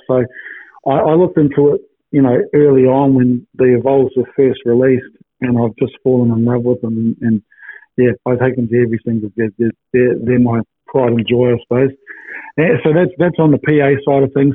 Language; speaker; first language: English; native; English